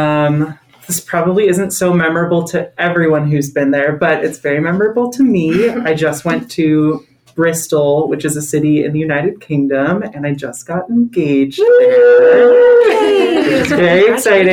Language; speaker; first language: English; native; English